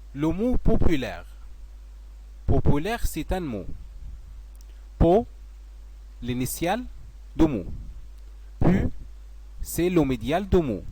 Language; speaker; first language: French; non-native, fluent; Arabic